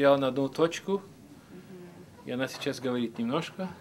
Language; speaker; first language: Russian; early bilingual, heritage; Russian